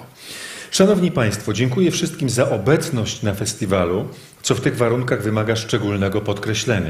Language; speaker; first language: Polish; native; Polish